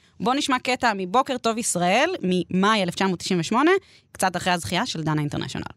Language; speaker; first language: Hebrew; native; Hebrew